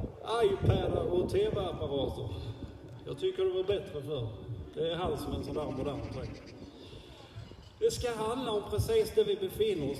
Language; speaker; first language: Swedish; native; Swedish